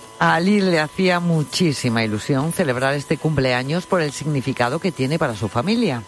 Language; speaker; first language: Spanish; native; Spanish